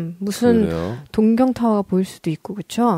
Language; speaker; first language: Korean; native; Korean